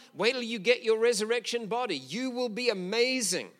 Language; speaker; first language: English; native; English